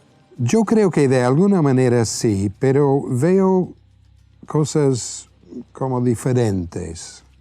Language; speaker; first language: Spanish; non-native, fluent; English